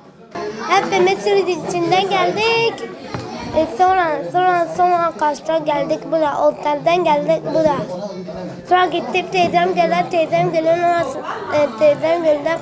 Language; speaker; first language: Turkish; non-native, local second language; Kurdish